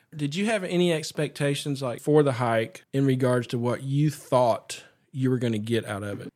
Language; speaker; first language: English; native; English